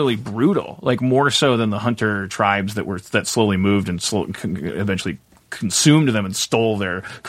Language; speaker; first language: English; native; English